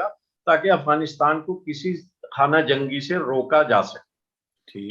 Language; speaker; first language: Urdu; native; Urdu